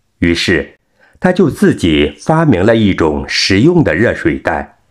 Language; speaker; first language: Chinese; native; Chinese